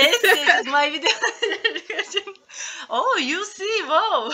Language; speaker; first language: English; non-native, learner; Turkish